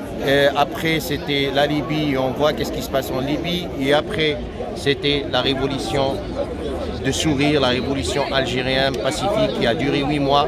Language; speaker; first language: French; non-native, local second language; Arabic